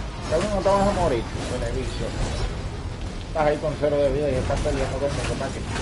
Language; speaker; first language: Spanish; native; Spanish